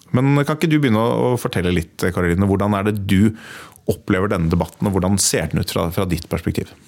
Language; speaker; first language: Norwegian; native; Norwegian